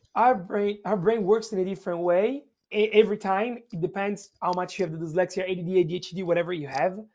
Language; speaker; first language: English; non-native, fluent; Italian